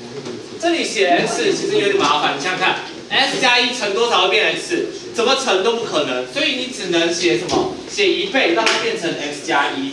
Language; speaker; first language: Chinese; native; Chinese